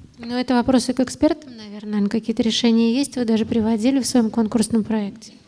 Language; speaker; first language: Russian; native; Russian